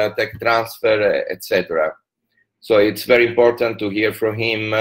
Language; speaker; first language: English; non-native, fluent; Italian